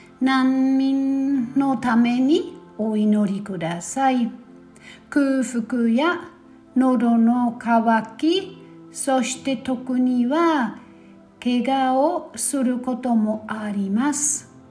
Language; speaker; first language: Japanese; non-native, fluent; German